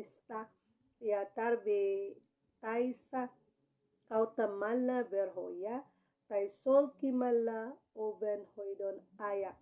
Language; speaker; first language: Finnish; non-native, learner; Cebuano